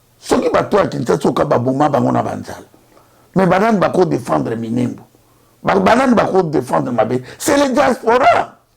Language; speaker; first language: Lingala; native; Lingala